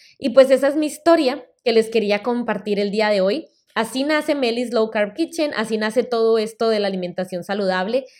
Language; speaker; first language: Spanish; native; Spanish